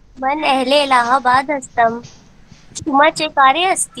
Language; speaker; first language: Persian; non-native, learner; Urdu